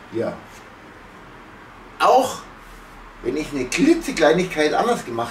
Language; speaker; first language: German; native; German